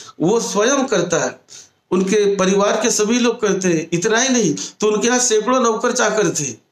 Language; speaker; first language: Hindi; non-native, local second language; Marathi